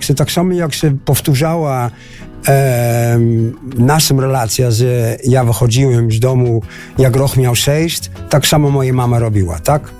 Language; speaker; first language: Polish; non-native, fluent; Dutch